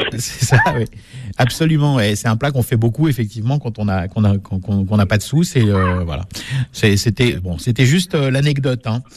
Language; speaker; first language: French; native; French